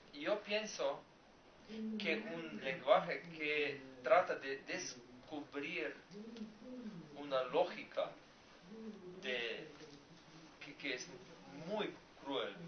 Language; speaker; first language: Spanish; non-native, learner; Slovenian